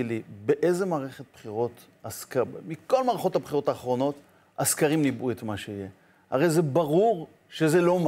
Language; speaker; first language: Hebrew; native; Hebrew